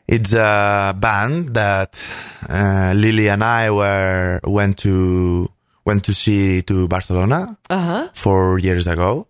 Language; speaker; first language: English; non-native, fluent; Catalan